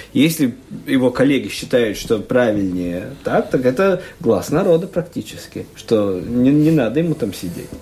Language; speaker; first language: Russian; native; Russian